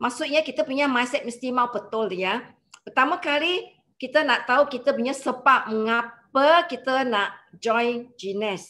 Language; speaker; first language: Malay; non-native, local second language; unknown